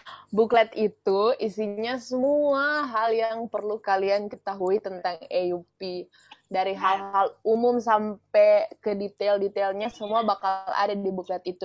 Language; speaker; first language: Indonesian; native; Indonesian